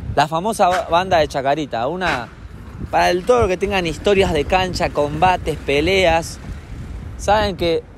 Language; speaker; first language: Spanish; native; Spanish